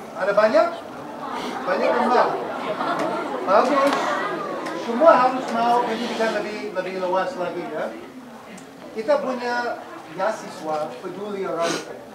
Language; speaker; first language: Indonesian; non-native, fluent; English